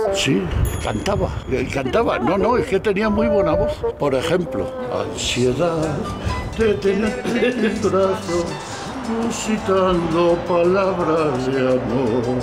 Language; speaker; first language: Spanish; native; Spanish